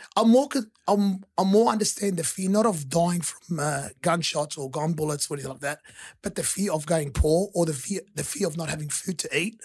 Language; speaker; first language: English; early bilingual, other home language; Arabic